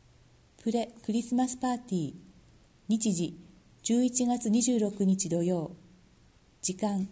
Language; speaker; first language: Japanese; native; Japanese